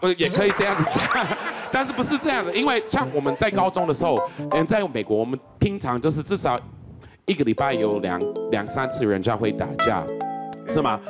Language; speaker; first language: Chinese; non-native, fluent; English